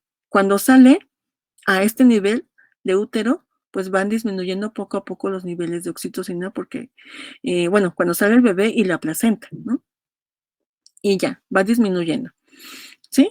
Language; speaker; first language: Spanish; native; Spanish